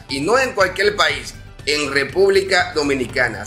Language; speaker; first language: Spanish; native; Spanish